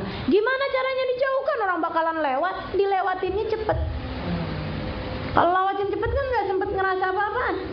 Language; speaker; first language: Indonesian; native; Indonesian